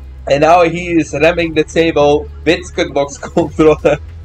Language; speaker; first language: English; non-native, learner; Dutch